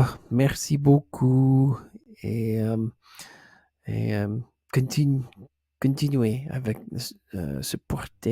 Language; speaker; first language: French; non-native, learner; English